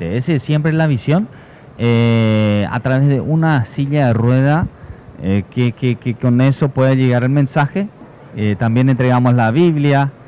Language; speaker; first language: Spanish; native; Spanish